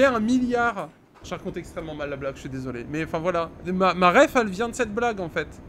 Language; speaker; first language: French; native; French